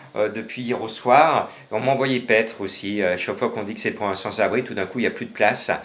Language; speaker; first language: French; native; French